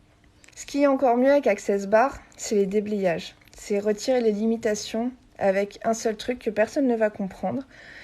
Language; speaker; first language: French; native; French